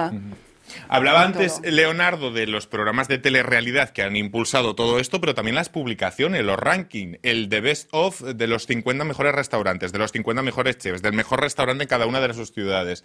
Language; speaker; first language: Spanish; native; Spanish